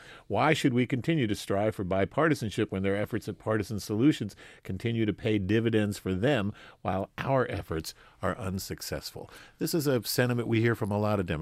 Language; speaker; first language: English; native; English